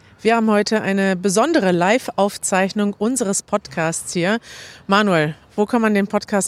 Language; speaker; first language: German; native; German